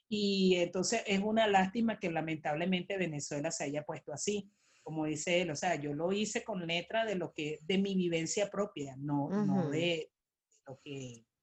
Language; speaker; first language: Spanish; native; Spanish